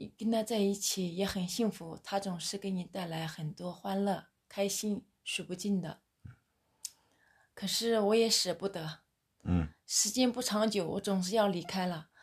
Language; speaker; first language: Chinese; native; Chinese